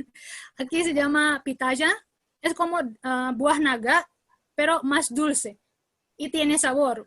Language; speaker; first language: Spanish; non-native, learner; Indonesian